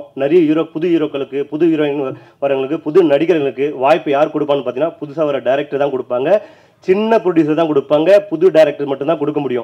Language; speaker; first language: Tamil; native; Tamil